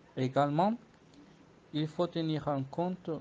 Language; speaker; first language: French; non-native, fluent; Spanish